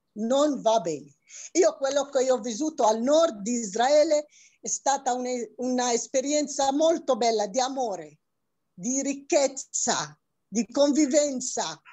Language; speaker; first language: Italian; non-native, fluent; Arabic